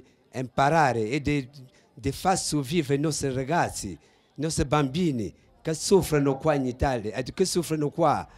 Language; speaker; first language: Italian; non-native, fluent; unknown